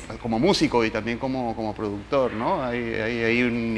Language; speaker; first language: Spanish; native; Spanish